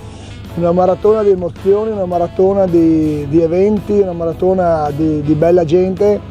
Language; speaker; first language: Italian; native; Italian